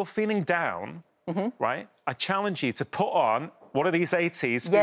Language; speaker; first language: English; native; English